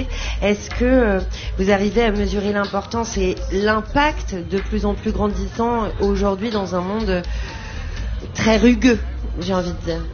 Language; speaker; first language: French; native; French